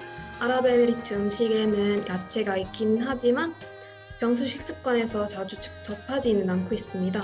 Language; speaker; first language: Korean; non-native, fluent; Arabic